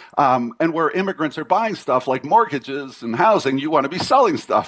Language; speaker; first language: English; native; English